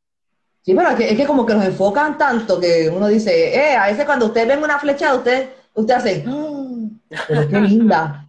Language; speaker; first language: Spanish; native; Spanish